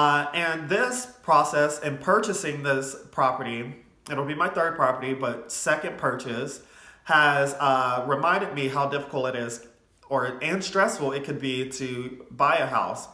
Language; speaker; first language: English; native; English